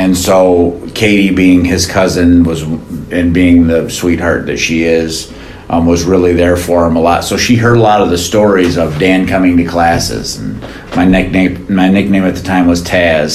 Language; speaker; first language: English; native; English